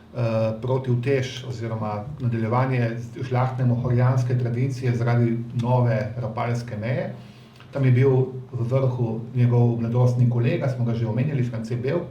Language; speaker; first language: Slovenian; native; Slovenian